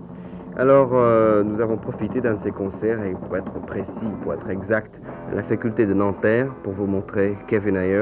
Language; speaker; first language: French; native; French